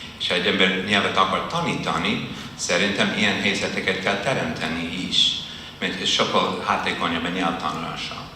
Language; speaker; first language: Hungarian; non-native, fluent; English